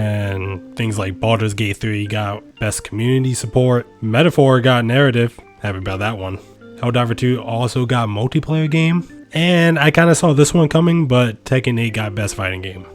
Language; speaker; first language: English; native; English